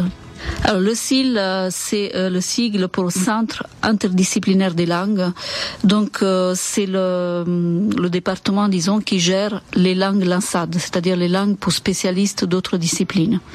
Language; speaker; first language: French; non-native, fluent; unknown